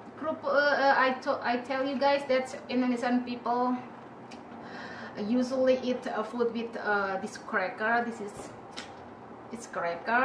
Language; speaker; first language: English; non-native, learner; Indonesian